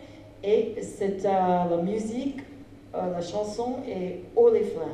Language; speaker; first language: French; non-native, fluent; English